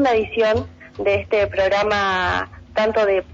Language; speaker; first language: Spanish; native; Spanish